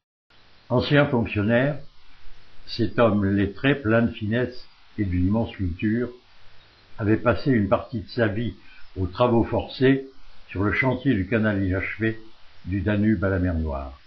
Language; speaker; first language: French; native; French